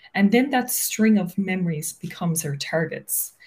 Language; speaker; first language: English; native; English